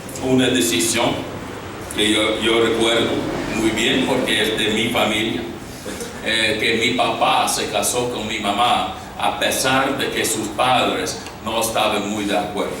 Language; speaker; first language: Spanish; non-native, fluent; English